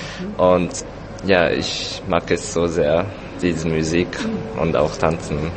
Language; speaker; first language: German; non-native, learner; Japanese